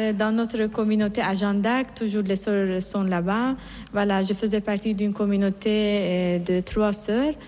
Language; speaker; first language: French; non-native, fluent; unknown